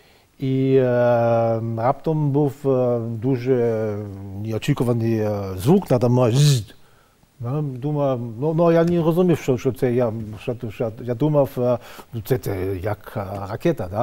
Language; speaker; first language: Ukrainian; non-native, fluent; German